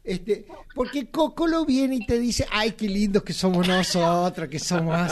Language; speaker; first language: Spanish; native; Spanish